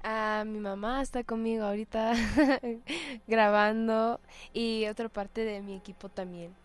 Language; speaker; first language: Spanish; early bilingual, heritage; English